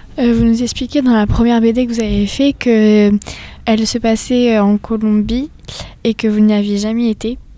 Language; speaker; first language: French; native; French